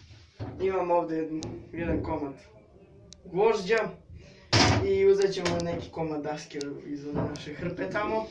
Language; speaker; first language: Serbian; native; Serbian